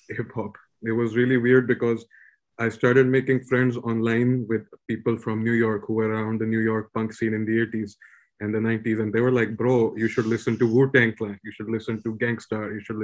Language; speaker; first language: English; non-native, local second language; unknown